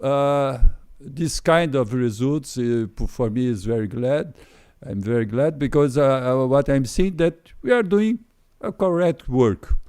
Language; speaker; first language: English; non-native, fluent; Portuguese